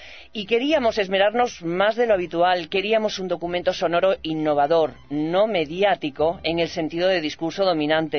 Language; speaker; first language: Spanish; native; Spanish